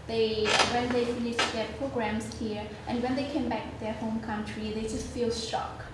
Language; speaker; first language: English; non-native, fluent; Vietnamese